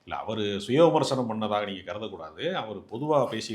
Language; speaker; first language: Tamil; native; Tamil